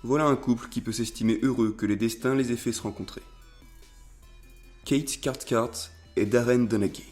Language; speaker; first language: French; native; French